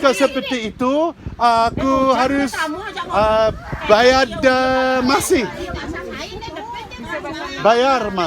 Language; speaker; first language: Indonesian; non-native, learner; English